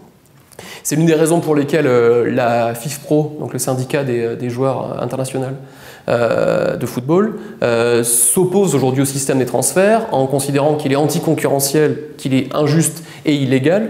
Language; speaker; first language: French; native; French